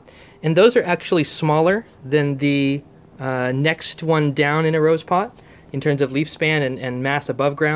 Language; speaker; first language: English; native; English